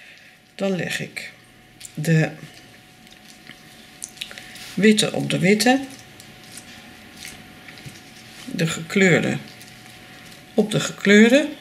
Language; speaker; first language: Dutch; native; Dutch